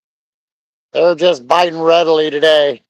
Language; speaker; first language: English; native; English